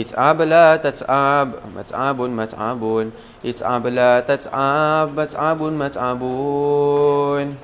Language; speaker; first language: Arabic; non-native, learner; Malay